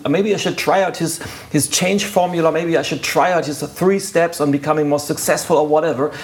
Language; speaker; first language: English; non-native, fluent; German